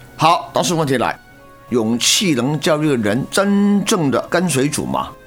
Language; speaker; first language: Chinese; non-native, local second language; Cantonese